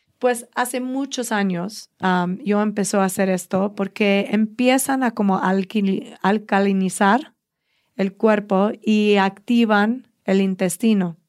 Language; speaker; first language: Spanish; early bilingual, heritage; Spanish